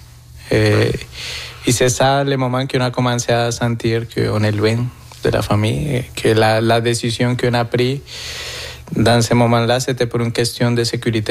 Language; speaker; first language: French; non-native, fluent; Spanish